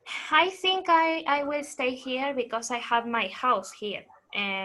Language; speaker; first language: English; non-native, fluent; Spanish